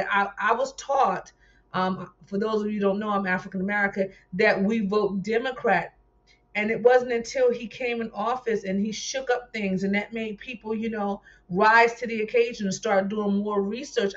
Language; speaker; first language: English; native; English